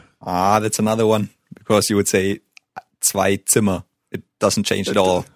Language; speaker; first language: English; non-native, fluent; German